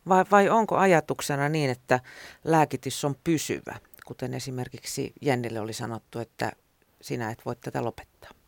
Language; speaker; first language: Finnish; native; Finnish